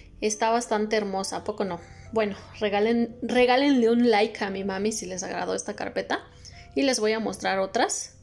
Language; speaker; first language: Spanish; native; Spanish